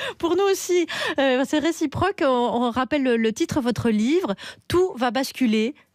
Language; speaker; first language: French; native; French